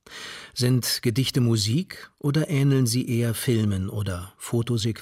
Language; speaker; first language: German; native; German